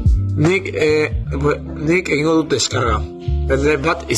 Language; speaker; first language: Basque; non-native, local second language; Spanish